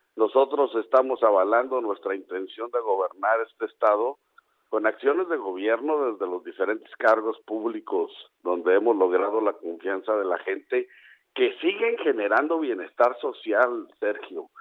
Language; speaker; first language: Spanish; native; Spanish